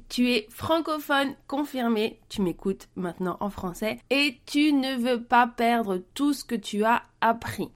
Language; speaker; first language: French; native; French